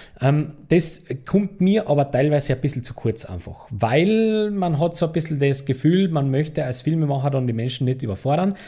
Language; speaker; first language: German; native; German